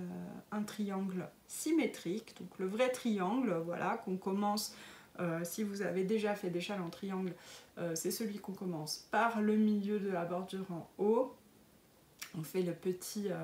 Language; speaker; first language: French; native; French